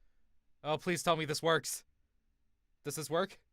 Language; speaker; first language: English; native; English